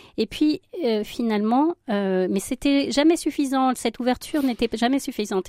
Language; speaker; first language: French; early bilingual, other home language; Spanish